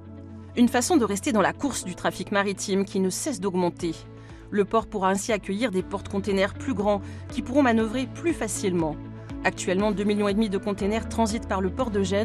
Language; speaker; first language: French; native; French